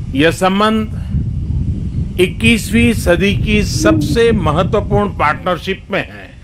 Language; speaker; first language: Hindi; non-native, local second language; Gujarati